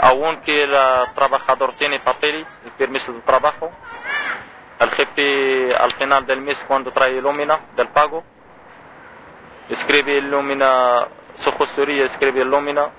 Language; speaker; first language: Spanish; non-native, learner; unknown